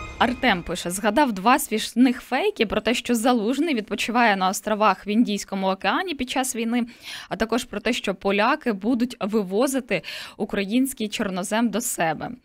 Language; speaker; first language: Ukrainian; native; Ukrainian